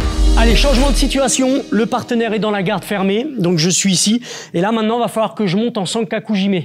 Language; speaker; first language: French; native; French